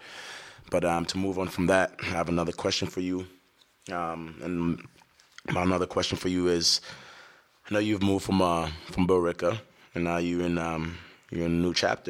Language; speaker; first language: English; early bilingual, other home language; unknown